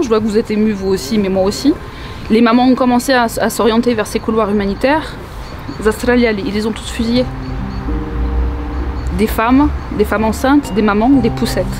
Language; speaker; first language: French; native; French